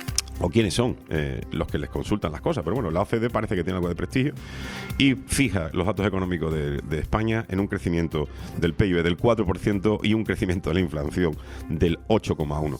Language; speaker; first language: Spanish; native; Spanish